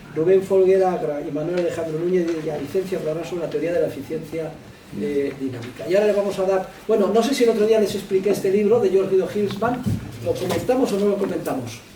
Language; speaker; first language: Spanish; native; Spanish